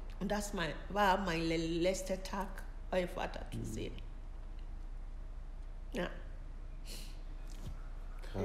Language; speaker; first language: German; non-native, learner; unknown